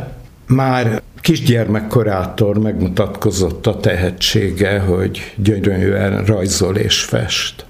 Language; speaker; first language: Hungarian; native; Hungarian